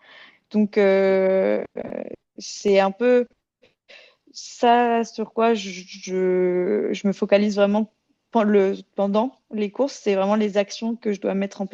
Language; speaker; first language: French; native; French